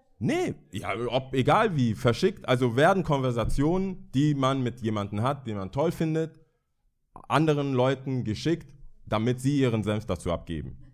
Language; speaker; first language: German; early bilingual, other home language; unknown